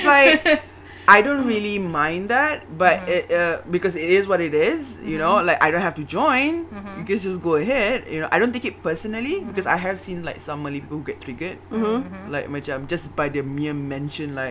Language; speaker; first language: English; non-native, local second language; Malay